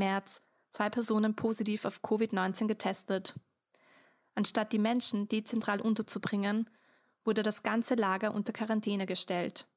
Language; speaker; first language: German; native; German